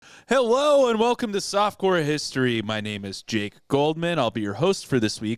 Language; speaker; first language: English; native; English